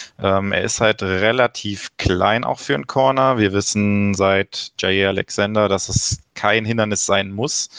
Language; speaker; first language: German; native; German